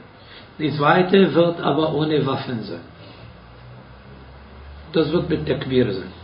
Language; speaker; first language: German; non-native, fluent; Arabic